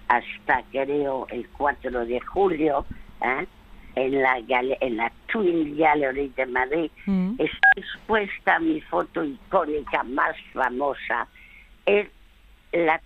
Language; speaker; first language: Spanish; early bilingual, other home language; French